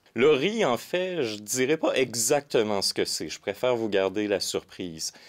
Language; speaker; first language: French; native; French